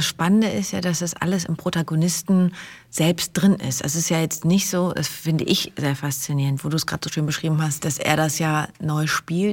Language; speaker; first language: German; native; German